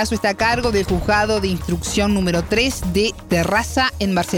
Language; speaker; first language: Spanish; native; Spanish